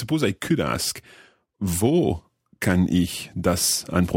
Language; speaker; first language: German; non-native, learner; English